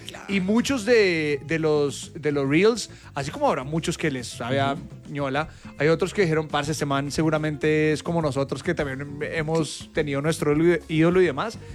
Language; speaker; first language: Spanish; native; Spanish